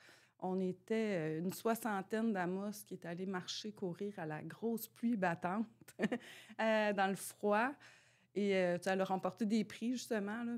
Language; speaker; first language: French; native; French